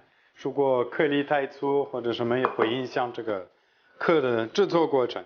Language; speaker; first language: Chinese; native; Chinese